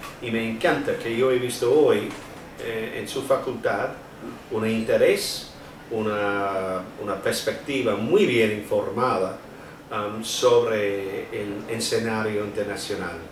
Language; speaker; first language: Spanish; non-native, fluent; English